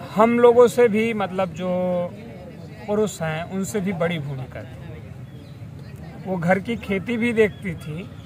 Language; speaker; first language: Hindi; native; Hindi